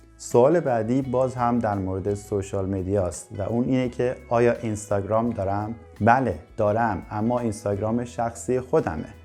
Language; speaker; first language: Persian; native; Persian